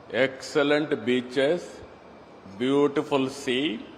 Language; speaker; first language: English; non-native, local second language; Telugu